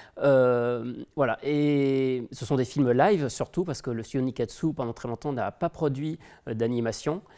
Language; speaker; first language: French; native; French